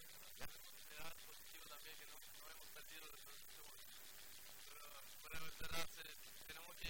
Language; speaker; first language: Spanish; non-native, learner; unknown